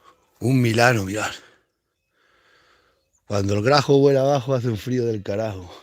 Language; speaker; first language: Spanish; native; Spanish